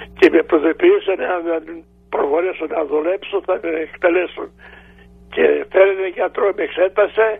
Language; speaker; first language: Greek; native; Greek